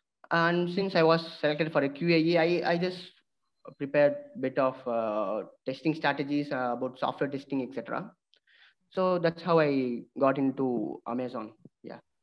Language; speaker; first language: English; non-native, local second language; Tamil